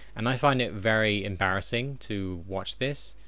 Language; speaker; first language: English; native; English